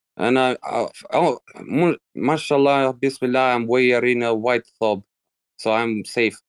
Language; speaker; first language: English; non-native, fluent; Arabic